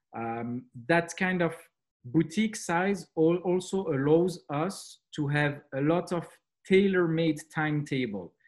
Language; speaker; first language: English; non-native, fluent; French